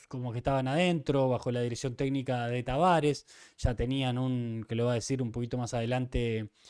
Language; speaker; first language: Spanish; native; Spanish